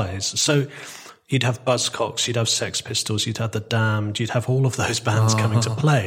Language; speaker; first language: English; native; English